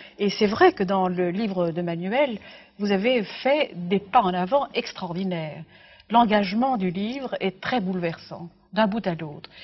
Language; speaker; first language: French; native; French